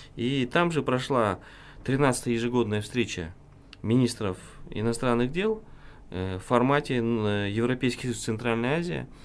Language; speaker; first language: Russian; non-native, local second language; Kyrgyz